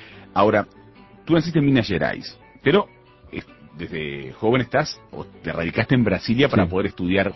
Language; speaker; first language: Spanish; native; Spanish